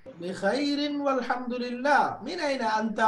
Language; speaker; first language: Arabic; non-native, fluent; Bangla